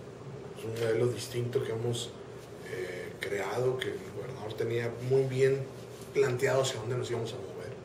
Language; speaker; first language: Spanish; native; Spanish